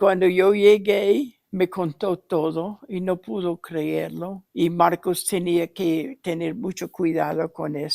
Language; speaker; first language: Spanish; non-native, fluent; English